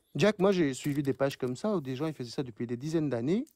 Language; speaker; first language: French; non-native, fluent; Turkish